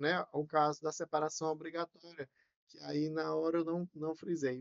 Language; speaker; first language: Portuguese; native; Portuguese